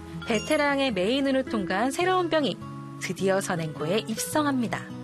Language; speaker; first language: Korean; native; Korean